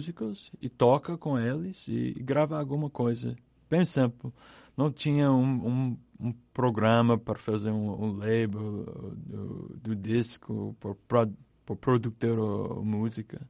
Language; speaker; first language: Portuguese; non-native, learner; English